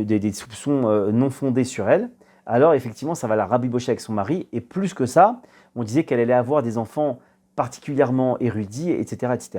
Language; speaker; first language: French; native; French